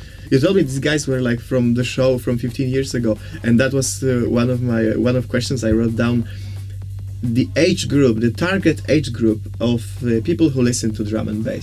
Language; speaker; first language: English; non-native, fluent; Polish